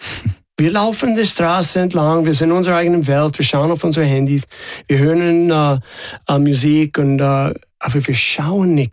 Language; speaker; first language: German; non-native, fluent; English